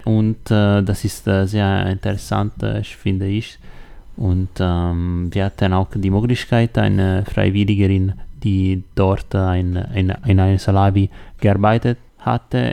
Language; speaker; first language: German; non-native, learner; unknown